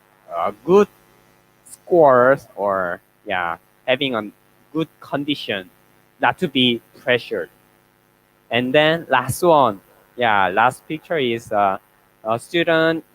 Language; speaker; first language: English; non-native, learner; Korean